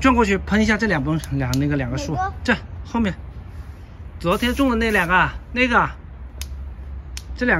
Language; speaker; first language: Chinese; native; Chinese